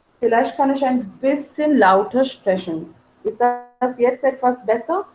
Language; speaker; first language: German; non-native, fluent; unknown